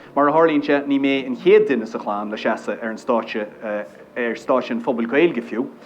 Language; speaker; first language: Irish; non-native, local second language; English